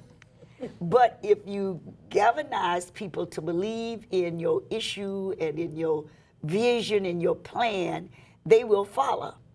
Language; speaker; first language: English; native; English